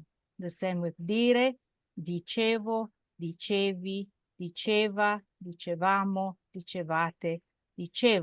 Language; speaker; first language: Italian; non-native, fluent; English